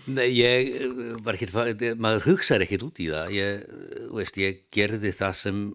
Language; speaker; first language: Icelandic; non-native, fluent; Polish